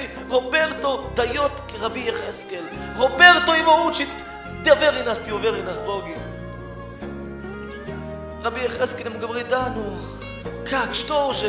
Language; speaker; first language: Russian; early bilingual, heritage; Russian